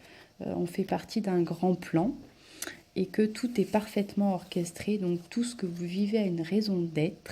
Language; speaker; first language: French; native; French